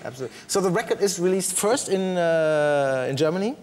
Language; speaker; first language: English; non-native, fluent; German